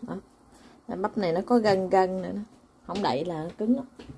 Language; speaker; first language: Vietnamese; native; Vietnamese